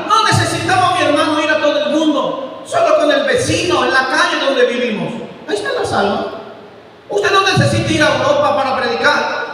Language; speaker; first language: Spanish; native; Spanish